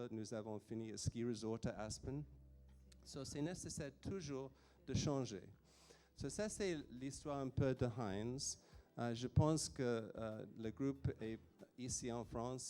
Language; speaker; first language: French; non-native, fluent; English